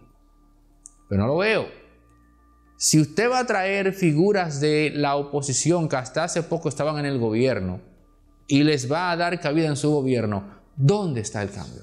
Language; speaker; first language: Spanish; native; Spanish